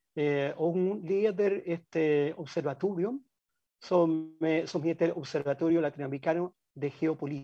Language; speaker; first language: Swedish; non-native, fluent; Spanish